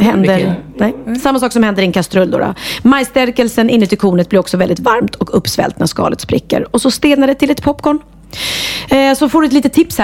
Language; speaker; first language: Swedish; native; Swedish